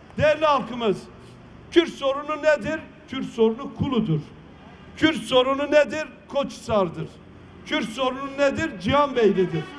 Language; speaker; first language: Turkish; non-native, local second language; Kurdish